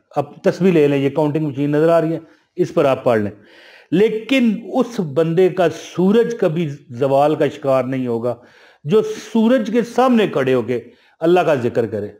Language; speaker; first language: Urdu; non-native, local second language; Punjabi